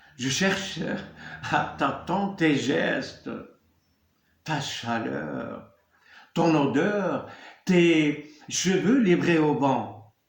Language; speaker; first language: French; non-native, local second language; Arabic